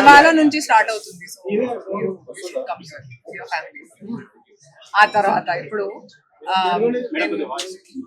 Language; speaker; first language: Telugu; non-native, learner; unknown